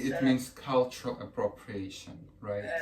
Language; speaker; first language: English; early bilingual, other home language; Russian